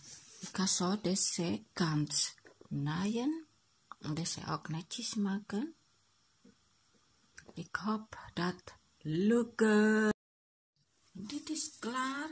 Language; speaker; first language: Dutch; non-native, learner; Indonesian